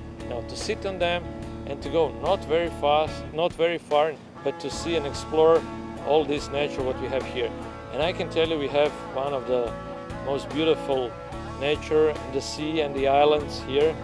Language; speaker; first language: English; non-native, fluent; Croatian